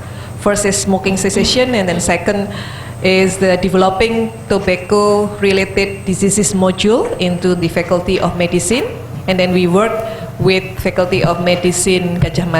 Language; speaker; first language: English; non-native, fluent; Indonesian